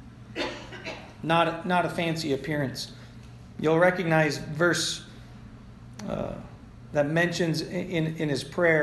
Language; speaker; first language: English; native; English